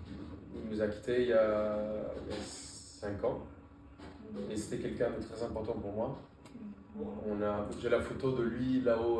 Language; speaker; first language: French; non-native, fluent; Spanish